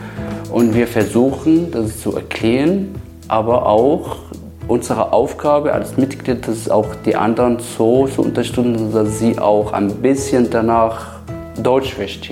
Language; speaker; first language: German; non-native, fluent; Arabic